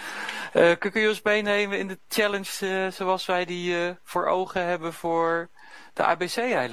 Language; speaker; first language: Dutch; native; Dutch